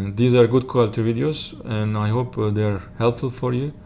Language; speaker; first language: English; non-native, learner; Turkish